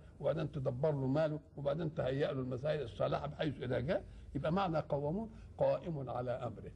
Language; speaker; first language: Arabic; native; Arabic